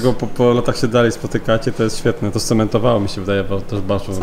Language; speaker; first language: Polish; native; Polish